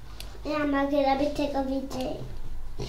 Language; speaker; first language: Polish; early bilingual, heritage; Polish